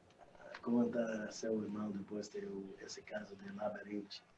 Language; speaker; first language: Portuguese; non-native, learner; English